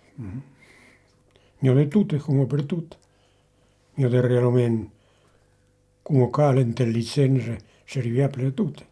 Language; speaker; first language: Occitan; native; Occitan